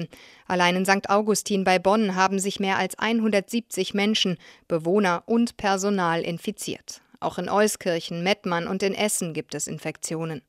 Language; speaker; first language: German; native; German